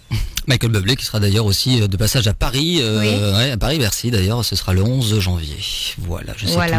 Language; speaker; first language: French; native; French